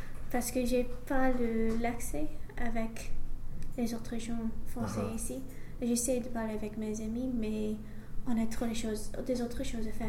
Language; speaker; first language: French; non-native, learner; English